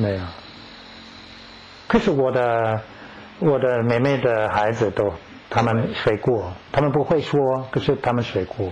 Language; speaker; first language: Chinese; non-native, fluent; English